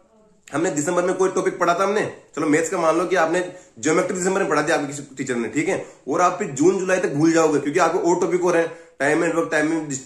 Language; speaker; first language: Hindi; native; Hindi